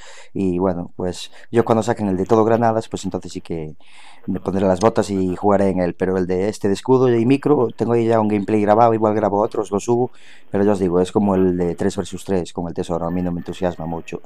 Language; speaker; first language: Spanish; native; Spanish